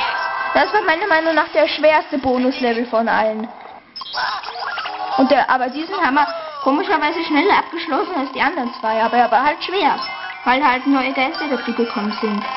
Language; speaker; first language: German; native; German